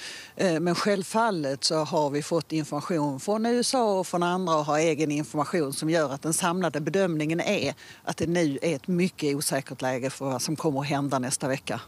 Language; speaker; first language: Swedish; native; Swedish